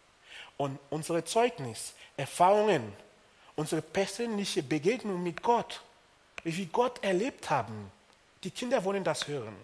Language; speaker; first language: German; non-native, fluent; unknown